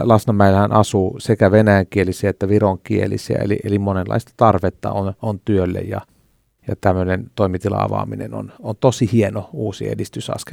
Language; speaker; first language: Finnish; native; Finnish